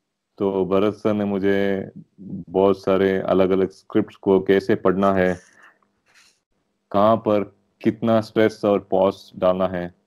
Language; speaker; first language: Hindi; non-native, local second language; Telugu